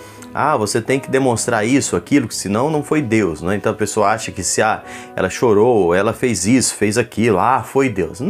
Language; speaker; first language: Portuguese; native; Portuguese